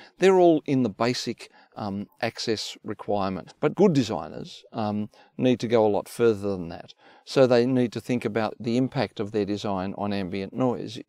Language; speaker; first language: English; native; English